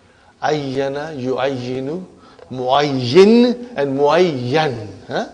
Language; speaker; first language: Arabic; non-native, fluent; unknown